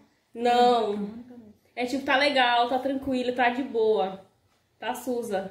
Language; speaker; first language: Portuguese; native; Portuguese